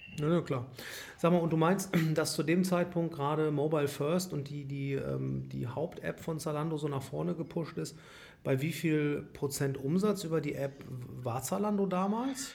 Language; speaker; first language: German; native; German